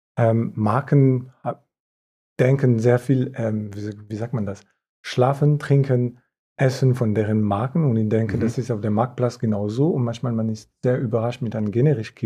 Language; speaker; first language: German; non-native, fluent; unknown